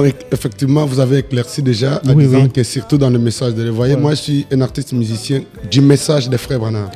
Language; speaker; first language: French; non-native, local second language; Lingala